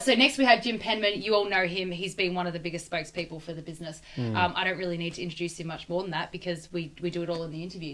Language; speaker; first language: English; native; English